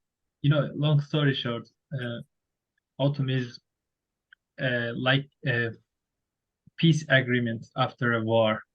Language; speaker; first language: English; non-native, learner; Turkish